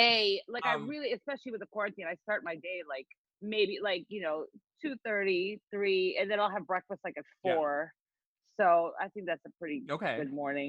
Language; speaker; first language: English; non-native, local second language; Filipino